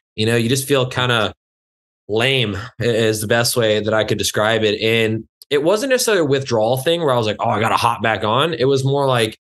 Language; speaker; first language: English; native; English